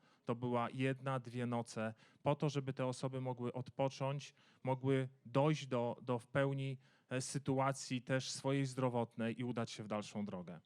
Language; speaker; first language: Polish; native; Polish